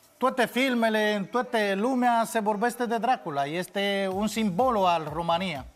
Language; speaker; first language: Romanian; non-native, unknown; Spanish